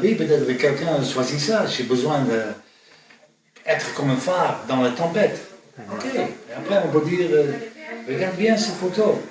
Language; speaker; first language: French; non-native, fluent; Dutch